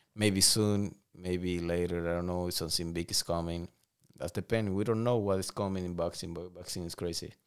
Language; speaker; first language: English; non-native, learner; Spanish